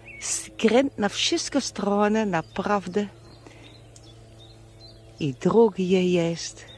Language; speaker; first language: Polish; non-native, learner; Dutch